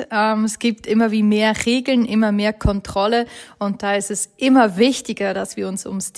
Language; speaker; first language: German; native; German